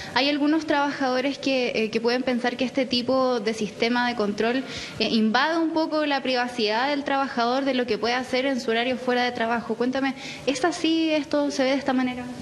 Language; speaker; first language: Spanish; native; Spanish